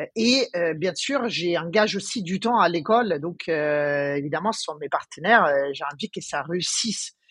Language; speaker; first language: French; non-native, fluent; Italian